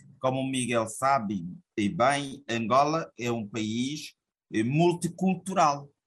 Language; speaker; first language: Portuguese; native; Portuguese